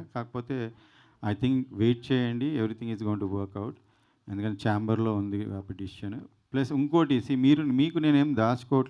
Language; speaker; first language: Telugu; native; Telugu